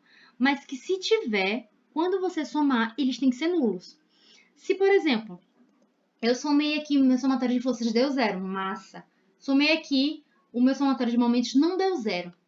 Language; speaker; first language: Portuguese; native; Portuguese